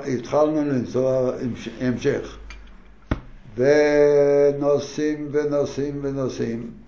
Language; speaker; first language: Hebrew; non-native, fluent; Yiddish